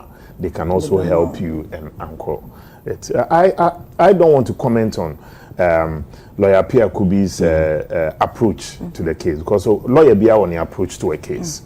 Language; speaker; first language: English; non-native, local second language; Akan